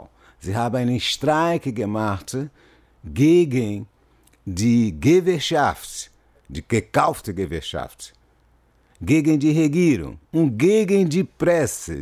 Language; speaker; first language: German; non-native, learner; Portuguese